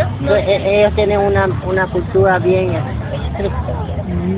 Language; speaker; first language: Spanish; non-native, learner; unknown